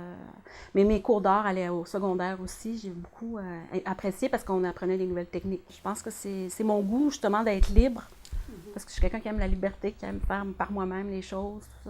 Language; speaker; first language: French; native; French